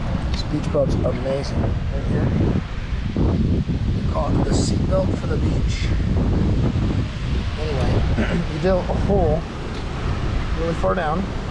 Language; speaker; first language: English; native; English